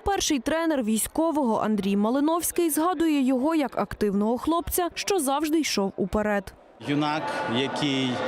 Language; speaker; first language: Ukrainian; native; Ukrainian